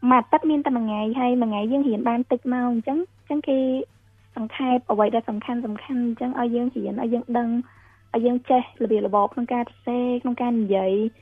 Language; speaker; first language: Khmer; early bilingual, heritage; Khmer